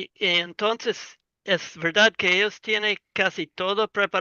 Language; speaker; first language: Spanish; non-native, learner; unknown